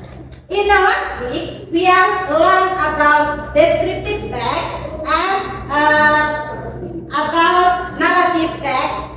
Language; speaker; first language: English; non-native, learner; Indonesian